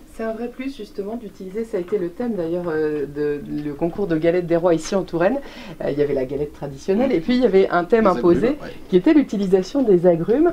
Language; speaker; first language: French; native; French